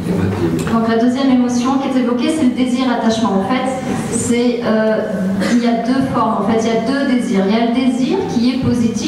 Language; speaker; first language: French; native; French